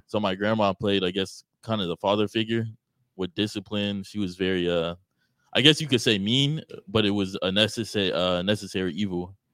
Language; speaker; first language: English; native; English